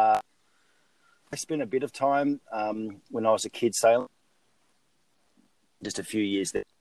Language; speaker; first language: English; native; English